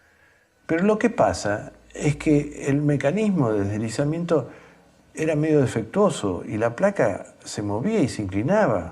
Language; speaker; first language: Spanish; native; Spanish